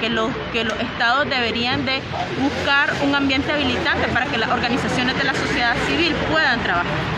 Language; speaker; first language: Spanish; native; Spanish